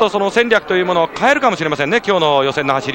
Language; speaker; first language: Japanese; native; Japanese